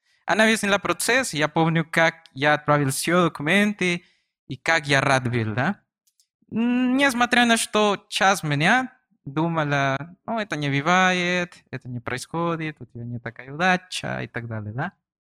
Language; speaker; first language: Russian; non-native, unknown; Spanish